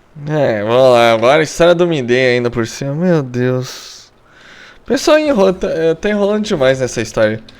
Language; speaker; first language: Portuguese; native; Portuguese